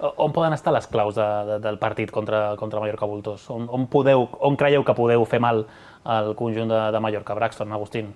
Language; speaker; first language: Catalan; native; Catalan